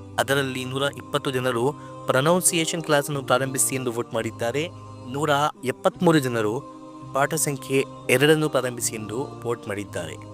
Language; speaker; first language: Kannada; non-native, local second language; Urdu